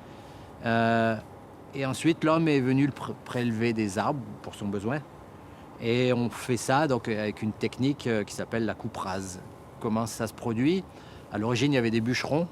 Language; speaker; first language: French; native; French